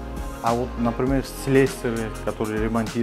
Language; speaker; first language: Russian; non-native, fluent; Uzbek